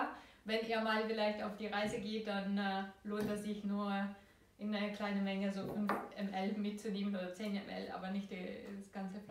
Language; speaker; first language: German; non-native, fluent; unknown